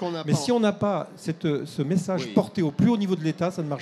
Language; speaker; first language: French; native; French